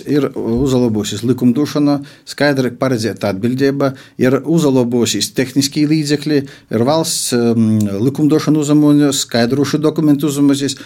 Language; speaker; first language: Latvian; non-native, local second language; Russian